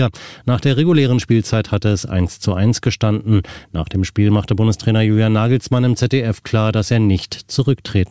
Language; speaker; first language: German; native; German